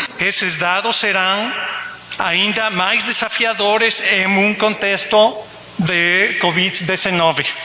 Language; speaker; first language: Portuguese; non-native, learner; Spanish